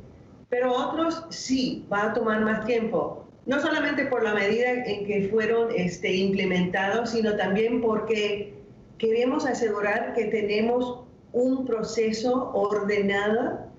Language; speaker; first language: Spanish; non-native, fluent; English